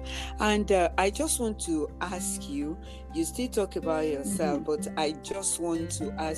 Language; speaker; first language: English; non-native, local second language; Yoruba